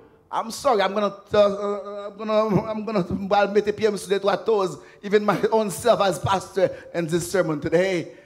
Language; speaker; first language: English; non-native, fluent; Haitian Creole